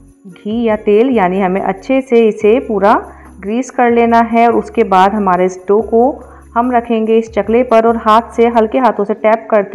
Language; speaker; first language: Hindi; native; Hindi